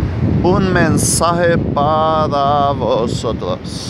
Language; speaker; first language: Spanish; non-native, fluent; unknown